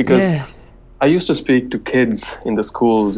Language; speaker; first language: English; non-native, local second language; Telugu